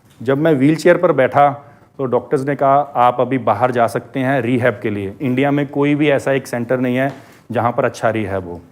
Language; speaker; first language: Hindi; non-native, local second language; Punjabi